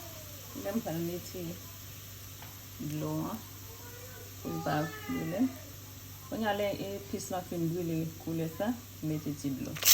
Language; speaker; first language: French; non-native, learner; Haitian Creole